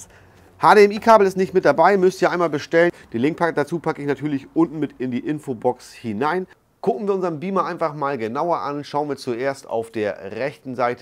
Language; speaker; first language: German; native; German